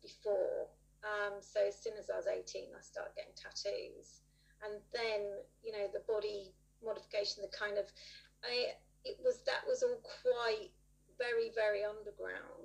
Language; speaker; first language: English; native; English